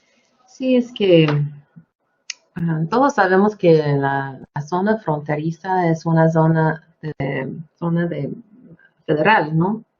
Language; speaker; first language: Spanish; non-native, fluent; English